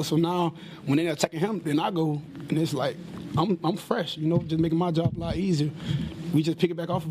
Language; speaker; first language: English; native; English